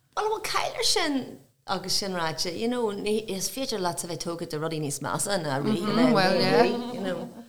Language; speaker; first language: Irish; non-native, local second language; English